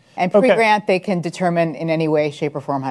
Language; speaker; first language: English; native; English